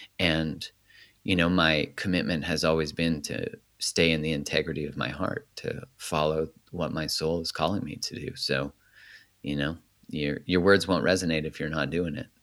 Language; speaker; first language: English; native; English